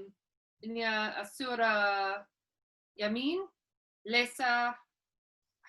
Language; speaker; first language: Arabic; non-native, learner; English